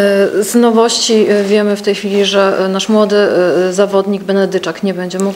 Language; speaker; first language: Polish; native; Polish